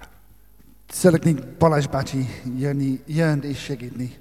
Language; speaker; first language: Hungarian; non-native, learner; English